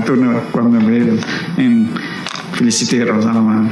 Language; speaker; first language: Dutch; non-native, local second language; Minangkabau